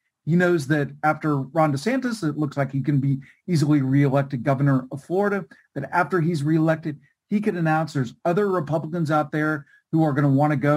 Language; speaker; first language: English; native; English